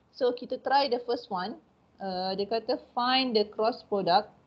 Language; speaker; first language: English; non-native, local second language; Malay